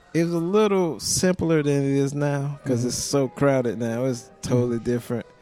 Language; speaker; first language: English; native; English